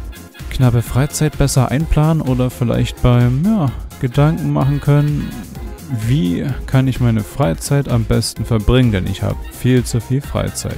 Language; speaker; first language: German; native; German